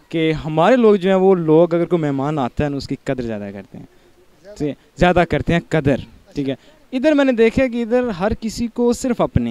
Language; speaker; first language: Hindi; non-native, local second language; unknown